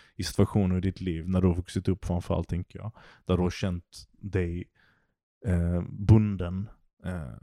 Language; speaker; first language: Swedish; early bilingual, other home language; Turkish